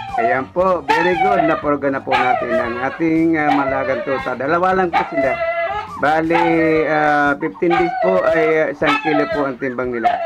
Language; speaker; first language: Filipino; non-native, local second language; Cebuano